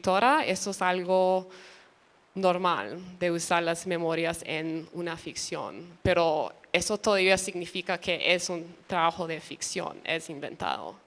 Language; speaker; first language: Spanish; early bilingual, other home language; English